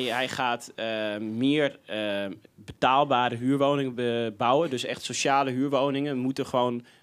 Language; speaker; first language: Dutch; native; Dutch